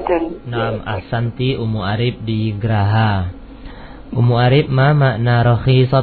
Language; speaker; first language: Arabic; non-native, fluent; Indonesian